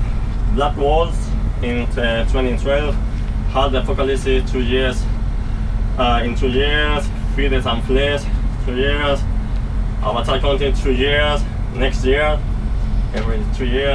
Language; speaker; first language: English; non-native, learner; Spanish